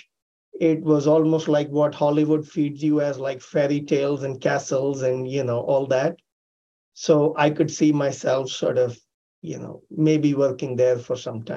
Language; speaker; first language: English; non-native, local second language; Hindi